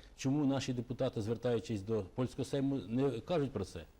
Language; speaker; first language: Ukrainian; native; Ukrainian